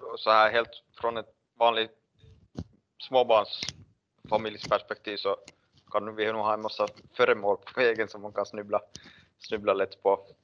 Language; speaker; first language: Swedish; native; Swedish